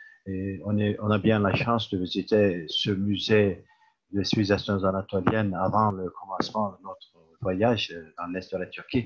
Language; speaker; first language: French; non-native, fluent; Turkish